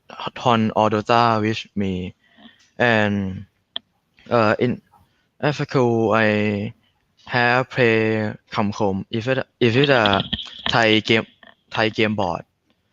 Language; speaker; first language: English; non-native, learner; Thai